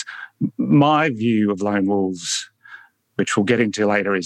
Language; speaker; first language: English; native; English